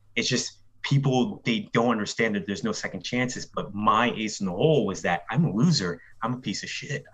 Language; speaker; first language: English; native; English